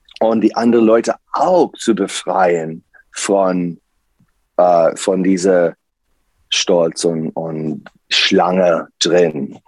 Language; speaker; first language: German; non-native, learner; English